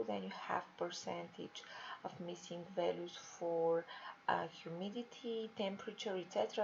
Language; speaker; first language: English; non-native, fluent; Bulgarian